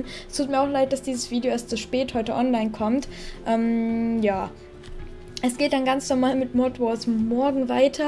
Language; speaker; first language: German; native; German